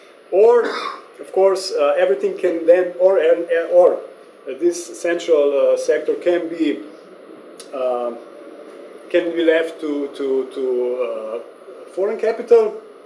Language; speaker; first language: English; non-native, fluent; Slovenian